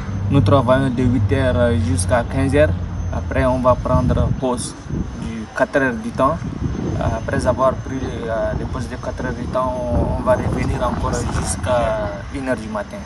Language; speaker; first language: French; non-native, local second language; Arabic